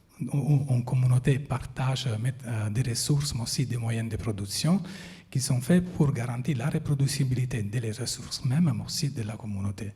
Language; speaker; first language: French; non-native, fluent; Italian